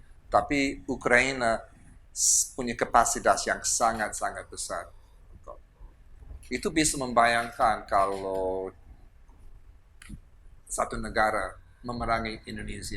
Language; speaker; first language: Indonesian; non-native, fluent; English